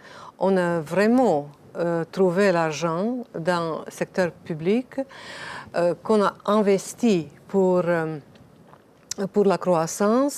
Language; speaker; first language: French; non-native, fluent; Latvian